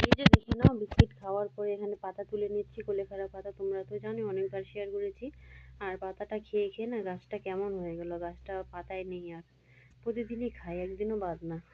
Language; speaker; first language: Bangla; non-native, local second language; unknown